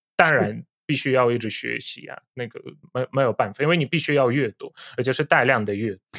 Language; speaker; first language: Chinese; non-native, fluent; Polish